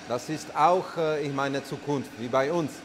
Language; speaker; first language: German; non-native, learner; Czech